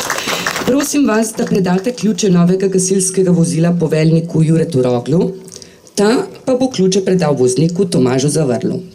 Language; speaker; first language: Slovenian; native; Slovenian